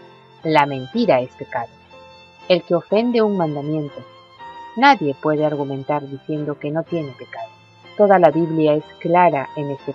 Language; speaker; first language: Spanish; native; Spanish